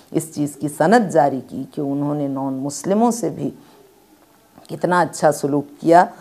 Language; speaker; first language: Urdu; native; Urdu